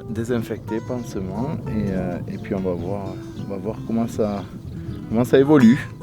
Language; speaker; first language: French; native; French